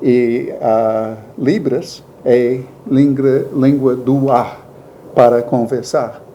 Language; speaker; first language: Portuguese; non-native, learner; English